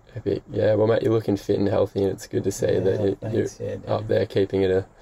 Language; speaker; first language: English; native; English